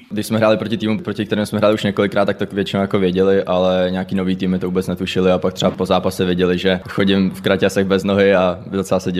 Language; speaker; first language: Czech; native; Czech